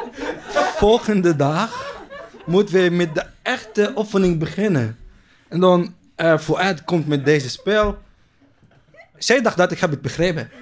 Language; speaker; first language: Dutch; non-native, learner; Arabic